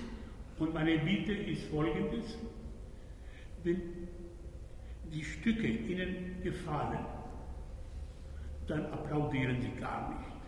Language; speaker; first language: German; non-native, fluent; Spanish